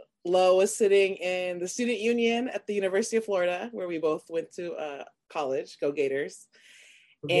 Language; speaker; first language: English; native; English